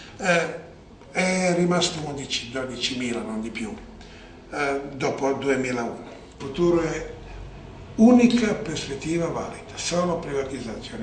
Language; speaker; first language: Italian; non-native, fluent; Serbian